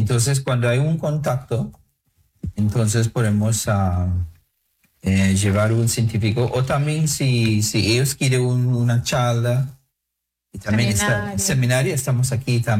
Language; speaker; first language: Spanish; non-native, fluent; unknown